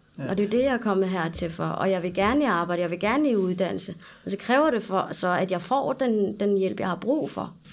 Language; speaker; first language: Danish; early bilingual, other home language; Arabic